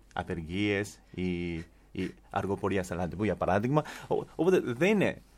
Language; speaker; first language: Greek; non-native, fluent; Japanese